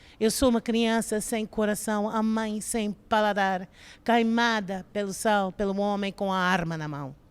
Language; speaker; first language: Portuguese; non-native, fluent; English